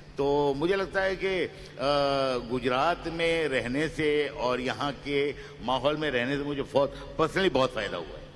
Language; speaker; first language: Hindi; native; Hindi